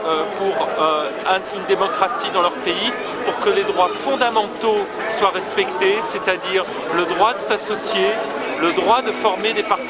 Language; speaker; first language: French; native; French